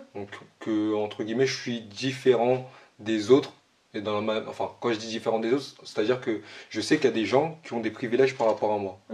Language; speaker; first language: French; early bilingual, other home language; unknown